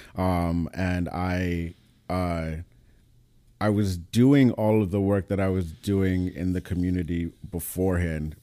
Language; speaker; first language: English; native; English